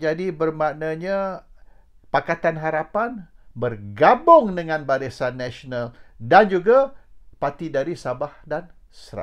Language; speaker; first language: Malay; native; Malay